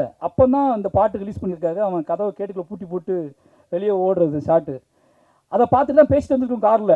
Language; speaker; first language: Tamil; native; Tamil